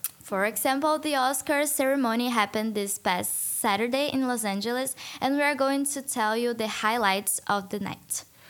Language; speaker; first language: English; non-native, fluent; Portuguese